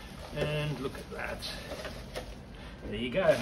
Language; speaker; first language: English; native; English